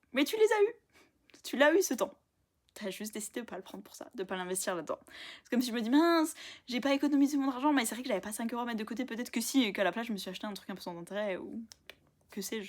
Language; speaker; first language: French; native; French